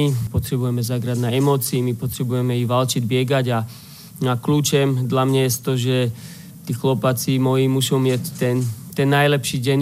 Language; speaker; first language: Polish; non-native, fluent; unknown